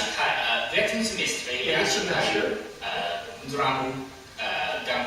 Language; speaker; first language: Russian; non-native, learner; English